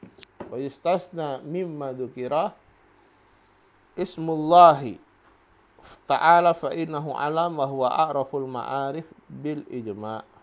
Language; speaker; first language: Arabic; non-native, fluent; Indonesian